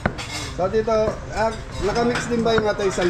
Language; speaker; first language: Filipino; native; Filipino